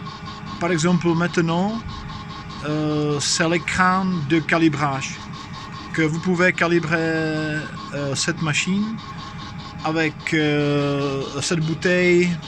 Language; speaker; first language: French; non-native, fluent; Czech